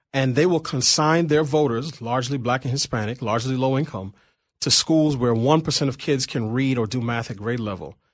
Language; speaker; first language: English; native; English